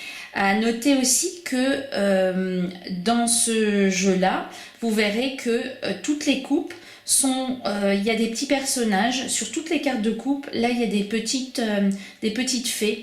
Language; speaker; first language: French; native; French